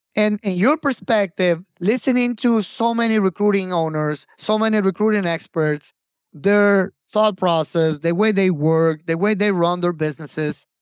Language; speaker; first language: English; non-native, fluent; Spanish